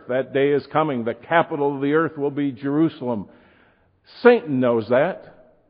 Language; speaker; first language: English; native; English